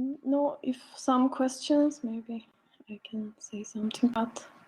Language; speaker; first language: English; non-native, learner; Turkish